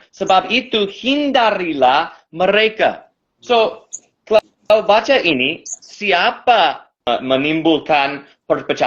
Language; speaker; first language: Indonesian; non-native, fluent; English